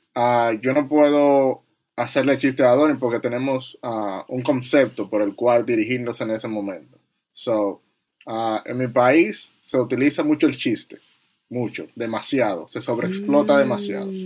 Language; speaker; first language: English; non-native, learner; Spanish